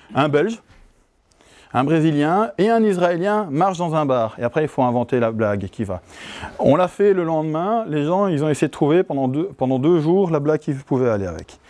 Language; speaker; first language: French; native; French